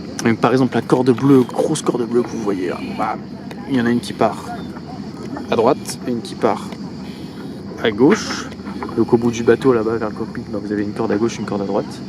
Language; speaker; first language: French; native; French